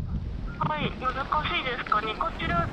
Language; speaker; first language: Japanese; native; Japanese